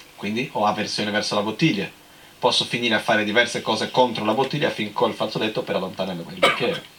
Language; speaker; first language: Italian; non-native, fluent; Portuguese